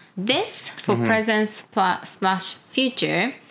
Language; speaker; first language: English; non-native, fluent; Japanese